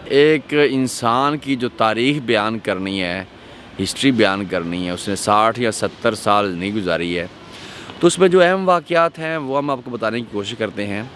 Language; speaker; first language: Urdu; non-native, local second language; Punjabi